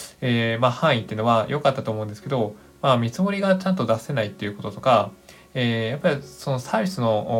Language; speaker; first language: Japanese; native; Japanese